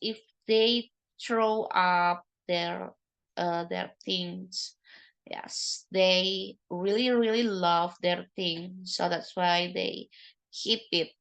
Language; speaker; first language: English; non-native, learner; Indonesian